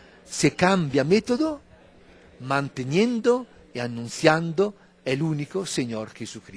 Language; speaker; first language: Spanish; non-native, fluent; Italian